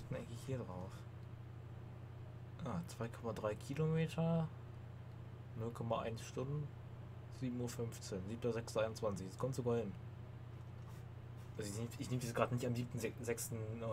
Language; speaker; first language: German; native; German